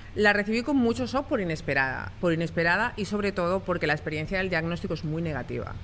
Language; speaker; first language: Spanish; native; Spanish